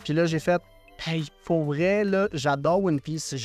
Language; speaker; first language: French; native; French